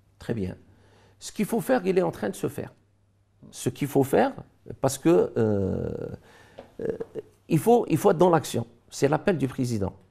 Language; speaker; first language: French; non-native, local second language; Arabic